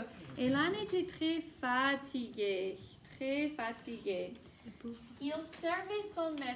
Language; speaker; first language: French; non-native, fluent; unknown